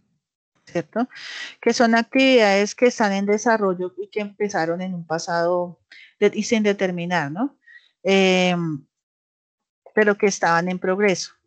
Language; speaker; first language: Spanish; native; Spanish